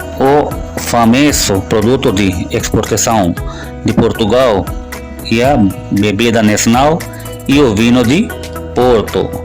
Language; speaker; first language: Portuguese; non-native, learner; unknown